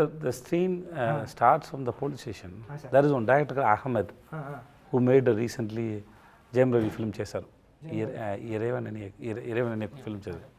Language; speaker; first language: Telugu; non-native, learner; Tamil